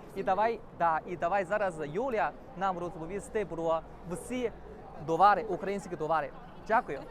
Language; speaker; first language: Ukrainian; non-native, learner; Chinese